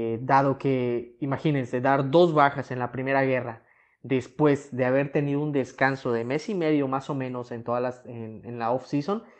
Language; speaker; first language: Spanish; native; Spanish